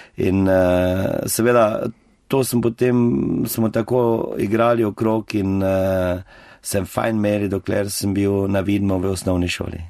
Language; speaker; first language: Slovenian; native; Slovenian